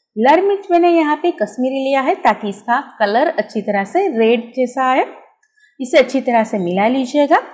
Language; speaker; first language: Hindi; non-native, local second language; Gujarati